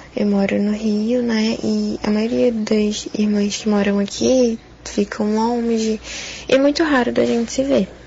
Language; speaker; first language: Portuguese; native; Portuguese